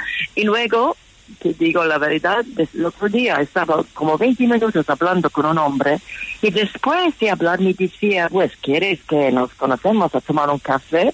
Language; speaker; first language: Spanish; non-native, fluent; English